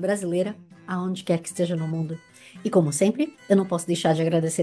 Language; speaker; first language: Portuguese; native; Portuguese